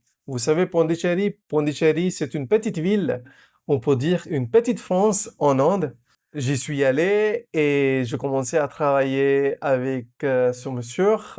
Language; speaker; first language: French; non-native, fluent; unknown